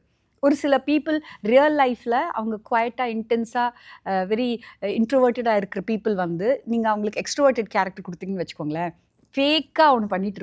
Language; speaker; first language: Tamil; native; Tamil